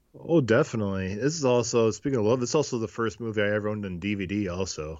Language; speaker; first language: English; native; English